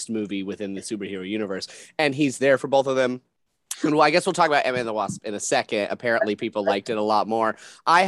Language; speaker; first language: English; native; English